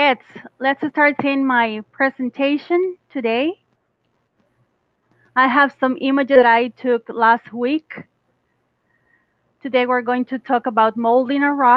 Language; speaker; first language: English; non-native, fluent; Spanish